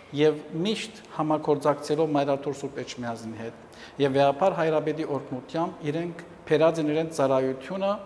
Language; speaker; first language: Armenian; native; Armenian